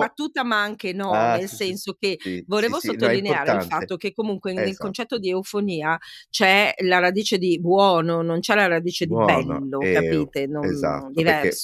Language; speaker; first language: Italian; native; Italian